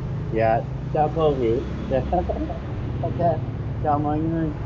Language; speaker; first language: Vietnamese; non-native, learner; English